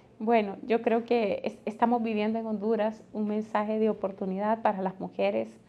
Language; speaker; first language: Spanish; native; Spanish